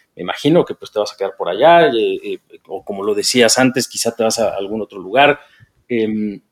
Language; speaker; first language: Spanish; native; Spanish